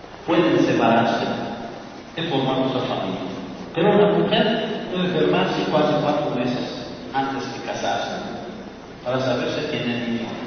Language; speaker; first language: Spanish; non-native, fluent; Persian